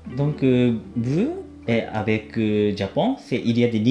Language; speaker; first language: French; non-native, learner; Japanese